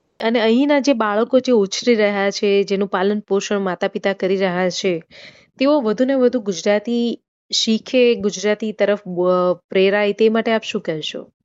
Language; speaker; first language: Gujarati; native; Gujarati